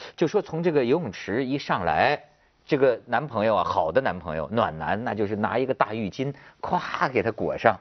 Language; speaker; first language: Chinese; native; Chinese